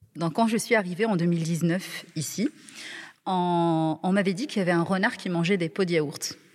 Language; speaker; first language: French; non-native, local second language; Arabic